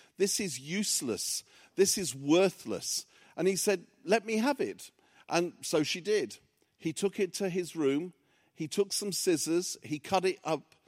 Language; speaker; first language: English; early bilingual, other home language; Greek